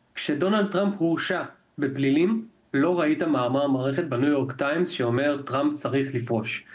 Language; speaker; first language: Hebrew; native; Hebrew